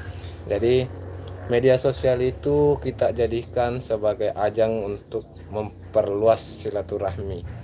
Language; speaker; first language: Indonesian; native; Indonesian